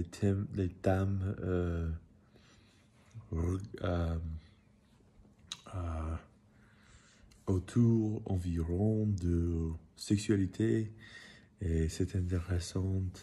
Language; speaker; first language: French; non-native, learner; English